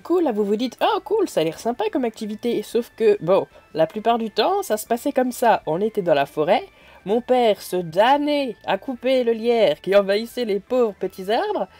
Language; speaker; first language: French; native; French